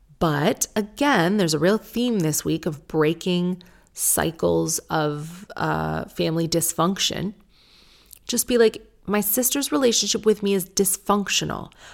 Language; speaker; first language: English; native; English